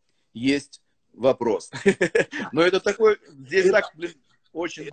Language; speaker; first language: Russian; native; Russian